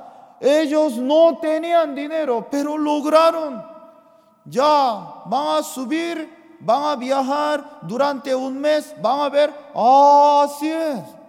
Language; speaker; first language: Spanish; non-native, fluent; Korean